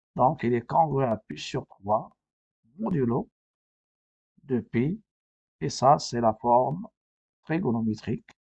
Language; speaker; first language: French; non-native, local second language; Arabic